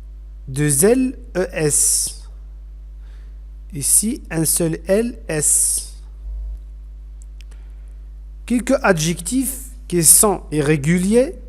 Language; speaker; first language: French; non-native, fluent; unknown